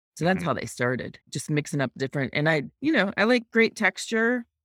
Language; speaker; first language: English; native; English